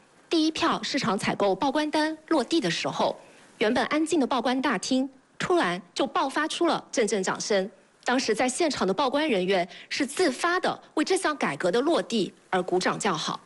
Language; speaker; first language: Chinese; native; Chinese